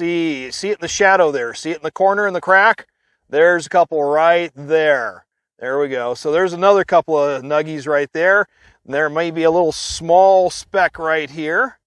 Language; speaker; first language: English; native; English